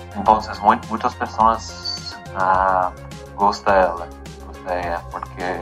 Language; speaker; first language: Spanish; non-native, learner; English